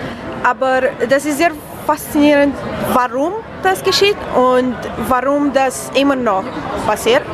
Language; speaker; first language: German; non-native, learner; Romanian